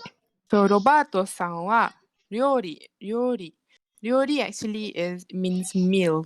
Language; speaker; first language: Japanese; non-native, learner; Malay